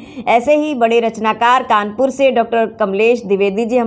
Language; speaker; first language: Hindi; native; Hindi